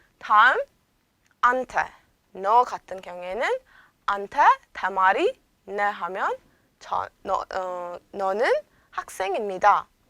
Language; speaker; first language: Korean; non-native, fluent; Amharic